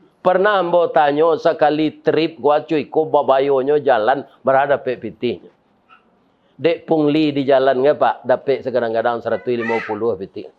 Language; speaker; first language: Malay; non-native, local second language; Minangkabau